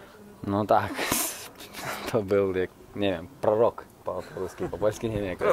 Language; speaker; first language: Polish; non-native, learner; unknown